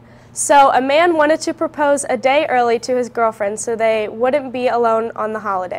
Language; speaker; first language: English; native; English